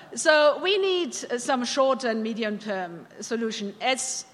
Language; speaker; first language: English; non-native, fluent; German